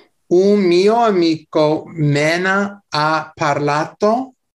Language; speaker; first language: Italian; non-native, learner; English